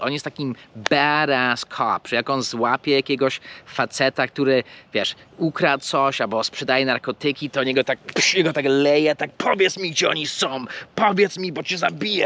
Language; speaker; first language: Polish; early bilingual, heritage; English